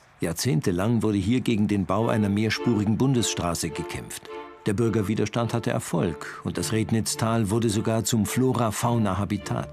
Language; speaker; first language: German; native; German